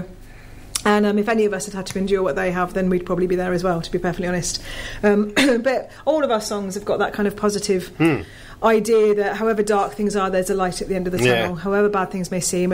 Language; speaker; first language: English; native; English